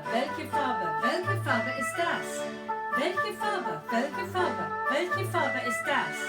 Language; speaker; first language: German; non-native, fluent; English